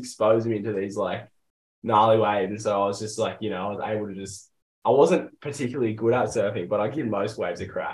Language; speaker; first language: English; native; English